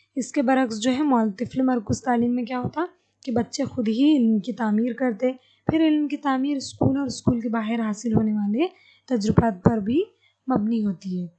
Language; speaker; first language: Urdu; native; Urdu